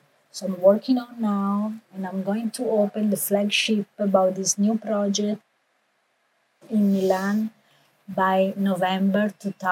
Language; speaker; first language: English; non-native, learner; Italian